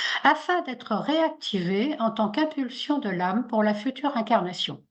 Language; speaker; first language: French; native; French